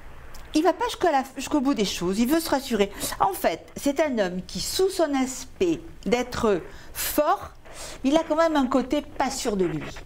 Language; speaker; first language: French; native; French